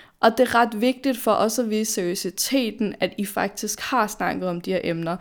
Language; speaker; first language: Danish; early bilingual, other home language; Arabic